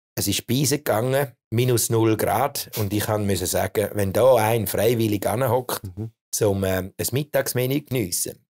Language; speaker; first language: German; native; German